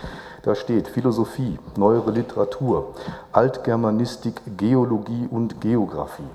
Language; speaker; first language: German; native; German